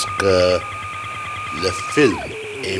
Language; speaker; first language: French; non-native, learner; English